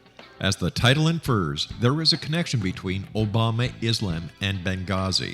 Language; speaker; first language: English; native; English